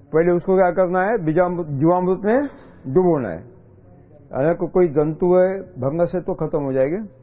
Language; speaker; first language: Hindi; non-native, local second language; Marathi